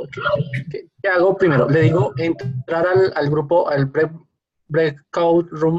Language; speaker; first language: Spanish; native; Spanish